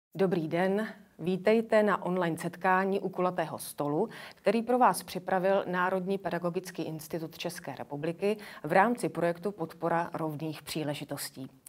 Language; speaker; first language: Czech; native; Czech